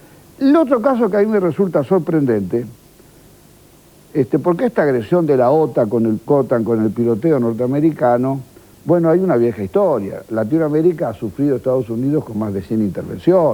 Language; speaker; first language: Spanish; native; Spanish